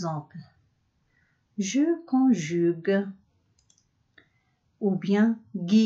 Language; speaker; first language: French; non-native, local second language; Arabic